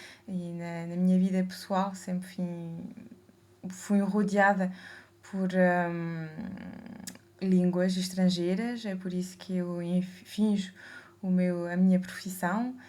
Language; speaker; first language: Portuguese; early bilingual, heritage; Portuguese